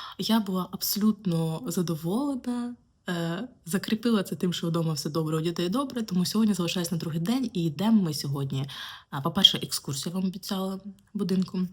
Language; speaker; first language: Ukrainian; native; Ukrainian